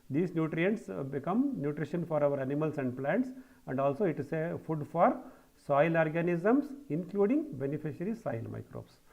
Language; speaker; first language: English; non-native, local second language; Kannada